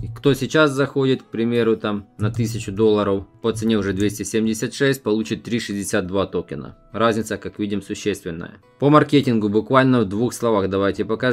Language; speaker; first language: Russian; native; Russian